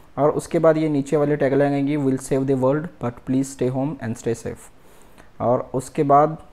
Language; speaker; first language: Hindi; non-native, local second language; Marathi